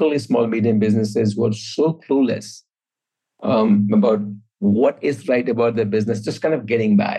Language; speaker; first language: English; non-native, local second language; Hindi